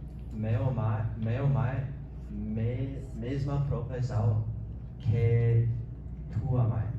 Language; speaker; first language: Portuguese; non-native, learner; English